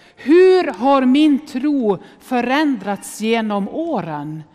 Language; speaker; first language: Swedish; native; Swedish